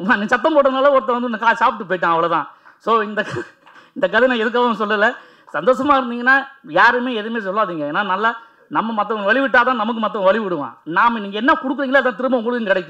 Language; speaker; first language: Tamil; native; Tamil